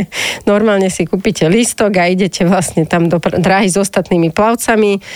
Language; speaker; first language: Slovak; native; Slovak